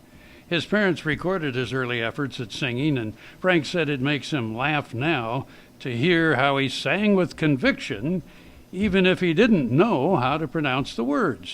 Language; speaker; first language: English; native; English